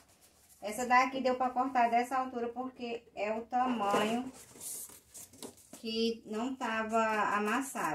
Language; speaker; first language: Portuguese; native; Portuguese